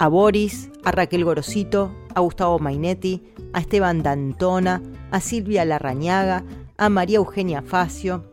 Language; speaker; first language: Spanish; native; Spanish